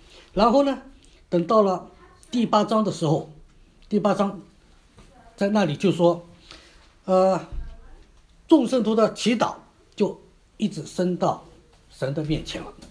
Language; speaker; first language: Chinese; native; Chinese